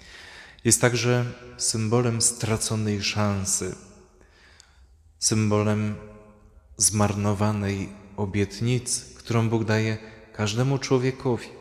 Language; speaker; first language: Polish; native; Polish